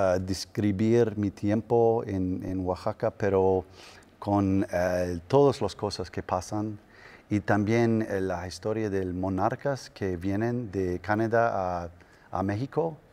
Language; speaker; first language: Spanish; non-native, learner; English